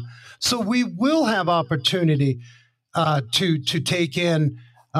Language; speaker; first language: English; native; English